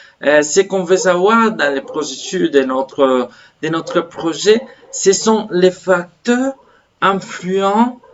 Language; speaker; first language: French; non-native, fluent; Spanish